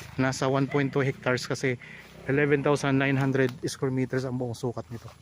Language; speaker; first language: Filipino; non-native, local second language; Cebuano